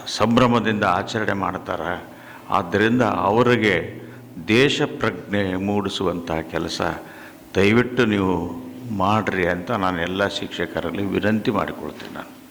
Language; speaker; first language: Kannada; native; Kannada